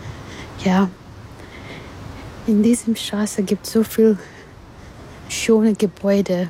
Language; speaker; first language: German; non-native, learner; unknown